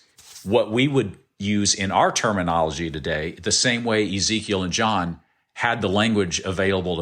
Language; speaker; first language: English; native; English